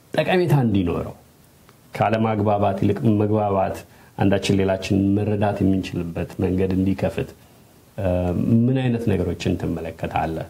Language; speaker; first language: Amharic; native; Amharic